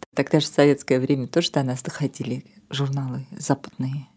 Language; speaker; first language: Russian; non-native, local second language; Armenian